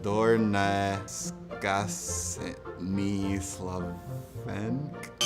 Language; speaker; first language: Slovenian; non-native, learner; English